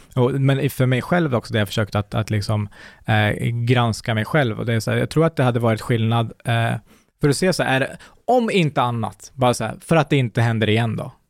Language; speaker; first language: Swedish; early bilingual, other home language; Kurdish